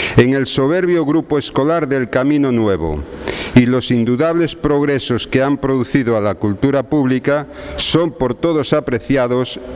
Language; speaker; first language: Spanish; non-native, local second language; Galician